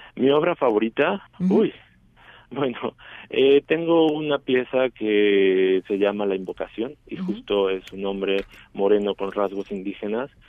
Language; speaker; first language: Spanish; native; Spanish